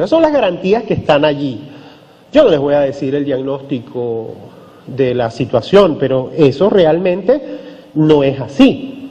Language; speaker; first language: Spanish; native; Spanish